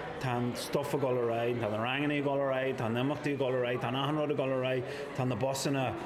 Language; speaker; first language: Irish; non-native, local second language; English